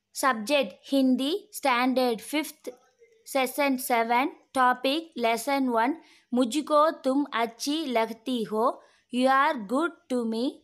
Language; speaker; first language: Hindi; non-native, local second language; Tamil